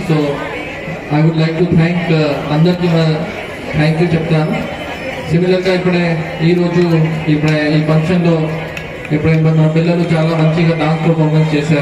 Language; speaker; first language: Telugu; non-native, learner; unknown